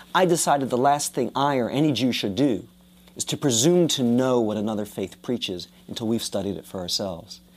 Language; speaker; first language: English; native; English